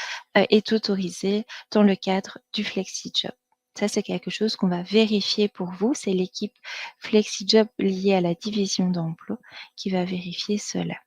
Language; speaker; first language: French; native; French